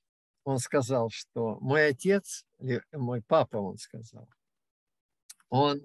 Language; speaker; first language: Russian; native; Russian